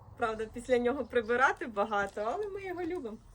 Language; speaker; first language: Ukrainian; native; Ukrainian